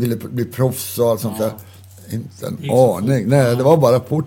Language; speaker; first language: Swedish; native; Swedish